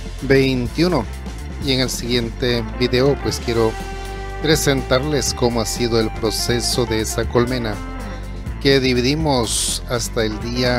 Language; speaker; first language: Spanish; native; Spanish